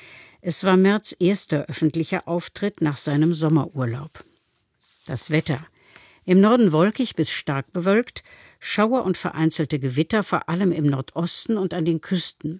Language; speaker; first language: German; native; German